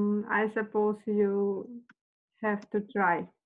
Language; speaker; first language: English; non-native, learner; Russian